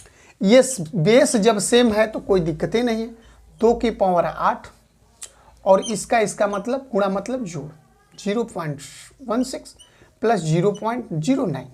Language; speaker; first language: Hindi; native; Hindi